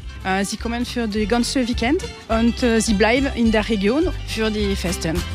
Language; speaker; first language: German; non-native, learner; French